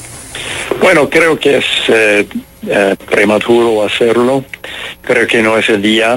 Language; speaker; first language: Spanish; non-native, fluent; English